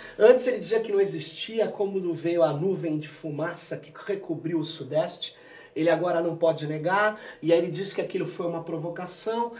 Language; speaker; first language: Portuguese; native; Portuguese